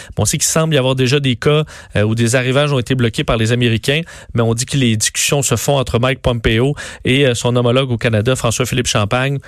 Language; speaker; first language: French; native; French